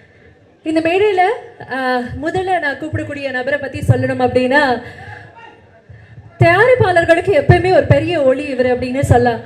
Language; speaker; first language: Tamil; native; Tamil